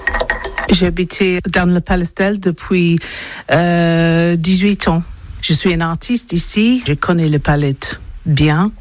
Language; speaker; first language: French; non-native, learner; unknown